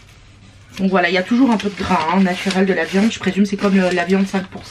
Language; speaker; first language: French; native; French